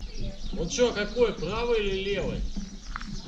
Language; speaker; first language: Russian; native; Russian